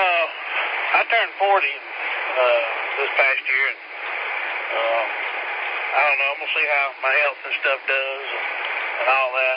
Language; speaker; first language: English; native; English